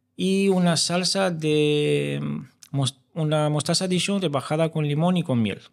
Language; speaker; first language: Spanish; non-native, fluent; Romanian